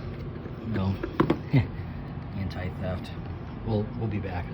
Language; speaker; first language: English; native; English